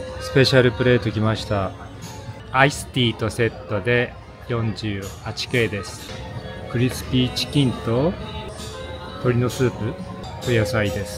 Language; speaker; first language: Japanese; native; Japanese